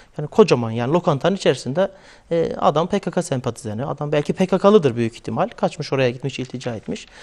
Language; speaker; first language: Turkish; native; Turkish